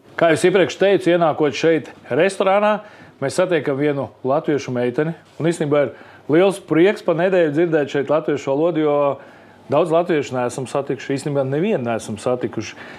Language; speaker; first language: Latvian; native; Latvian